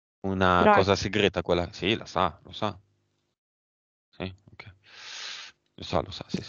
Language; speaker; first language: Italian; native; Italian